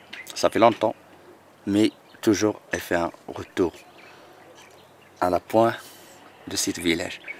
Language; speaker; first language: French; non-native, learner; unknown